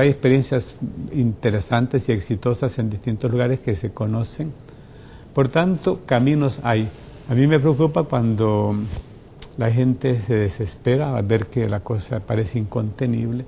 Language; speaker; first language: Spanish; native; Spanish